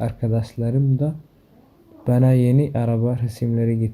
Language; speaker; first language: Turkish; non-native, fluent; Somali